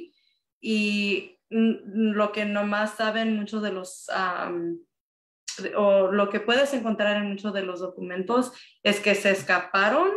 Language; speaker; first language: Spanish; early bilingual, heritage; Spanish